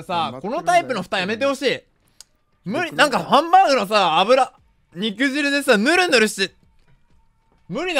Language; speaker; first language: Japanese; native; Japanese